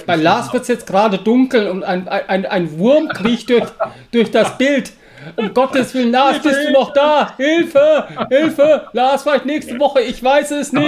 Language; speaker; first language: German; native; German